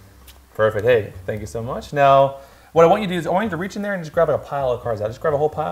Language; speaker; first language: English; native; English